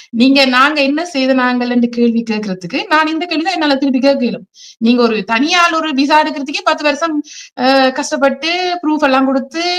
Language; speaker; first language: Tamil; early bilingual, heritage; Tamil